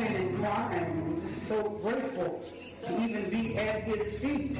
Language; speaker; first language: English; native; English